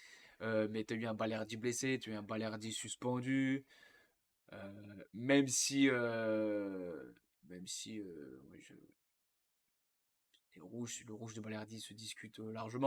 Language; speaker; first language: French; native; French